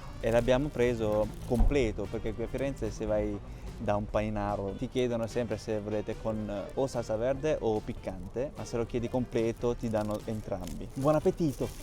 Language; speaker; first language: Italian; early bilingual, other home language; Chinese